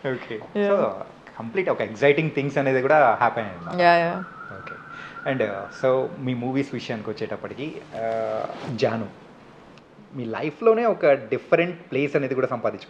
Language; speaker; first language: Telugu; native; Telugu